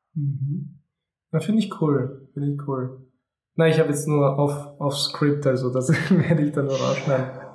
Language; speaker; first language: German; native; German